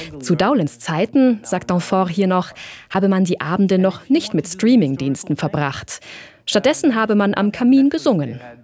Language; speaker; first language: German; native; German